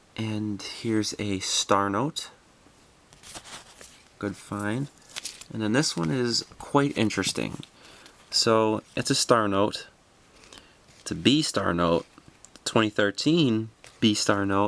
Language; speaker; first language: English; native; English